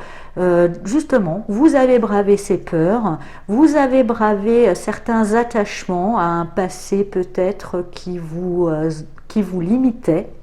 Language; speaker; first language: French; native; French